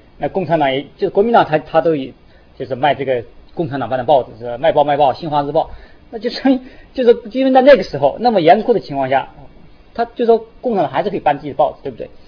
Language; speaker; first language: Chinese; native; Chinese